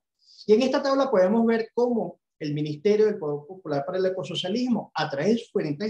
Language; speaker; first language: Spanish; native; Spanish